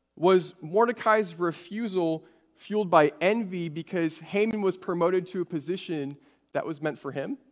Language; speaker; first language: English; native; English